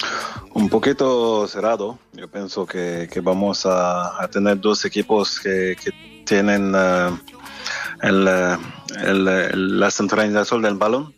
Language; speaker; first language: Spanish; non-native, fluent; French